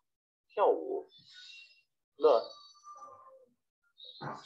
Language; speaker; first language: Chinese; non-native, learner; Vietnamese